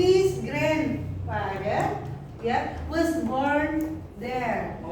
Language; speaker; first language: English; non-native, fluent; Indonesian